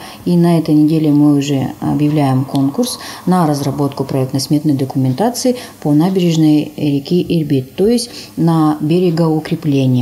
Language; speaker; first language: Russian; native; Russian